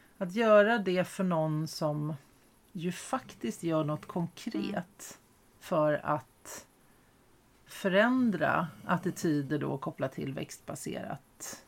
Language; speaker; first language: Swedish; native; Swedish